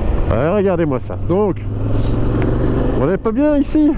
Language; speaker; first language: French; native; French